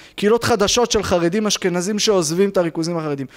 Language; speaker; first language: Hebrew; native; Hebrew